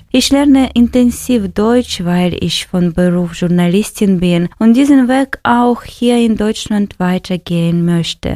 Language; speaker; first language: German; non-native, fluent; Ukrainian